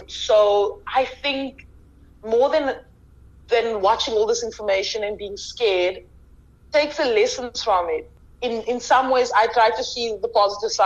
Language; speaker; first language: English; native; English